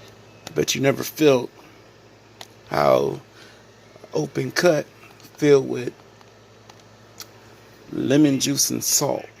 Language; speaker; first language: English; native; English